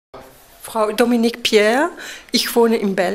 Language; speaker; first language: German; non-native, learner; French